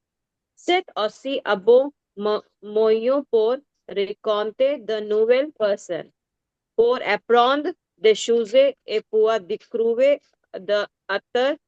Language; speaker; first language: French; non-native, learner; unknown